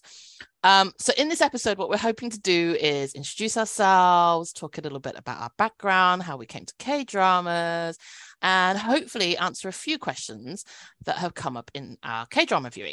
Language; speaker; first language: English; native; English